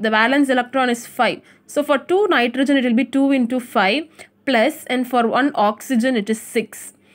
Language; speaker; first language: English; non-native, local second language; Tamil